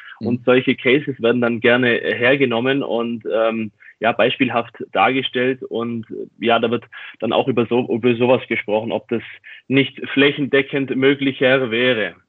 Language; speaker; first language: German; native; German